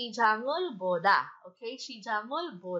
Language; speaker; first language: Korean; non-native, fluent; Filipino